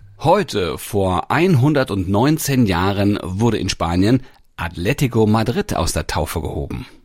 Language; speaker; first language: German; native; German